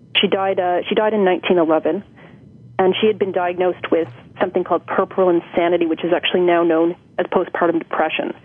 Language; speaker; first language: English; native; English